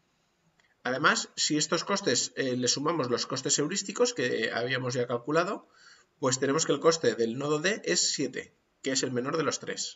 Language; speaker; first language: Spanish; native; Spanish